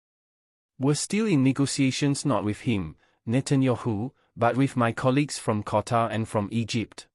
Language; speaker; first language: English; non-native, fluent; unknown